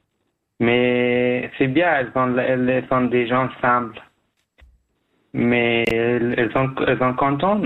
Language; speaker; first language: French; non-native, fluent; Persian